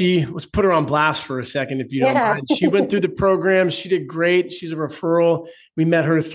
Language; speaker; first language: English; native; English